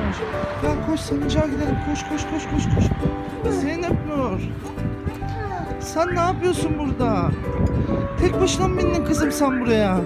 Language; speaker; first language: Turkish; native; Turkish